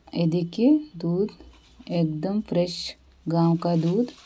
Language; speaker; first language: Hindi; non-native, local second language; Kannada